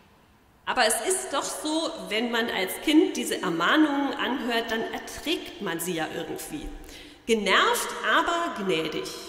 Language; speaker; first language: German; native; German